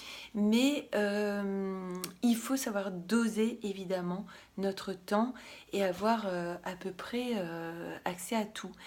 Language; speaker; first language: French; native; French